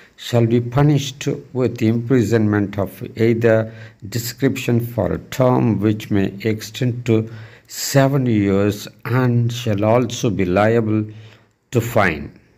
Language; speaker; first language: English; non-native, local second language; Tamil